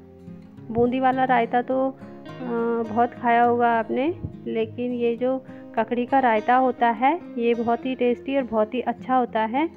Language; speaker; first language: Hindi; non-native, local second language; Garhwali